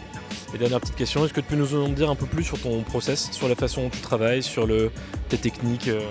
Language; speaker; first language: French; native; French